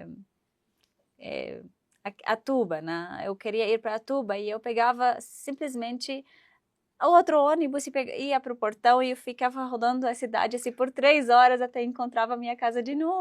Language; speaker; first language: Portuguese; non-native, fluent; Arabic